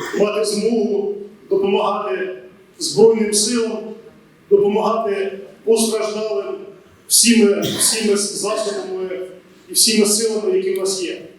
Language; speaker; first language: Ukrainian; native; Ukrainian